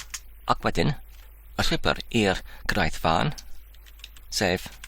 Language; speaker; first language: Welsh; non-native, learner; Polish